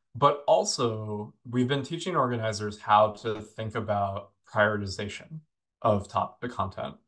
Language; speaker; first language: English; native; English